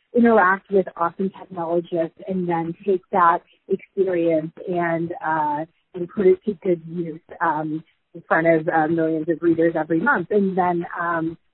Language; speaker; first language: English; native; English